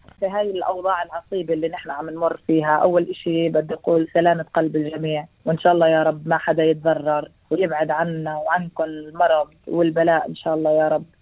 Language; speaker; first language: Arabic; native; Arabic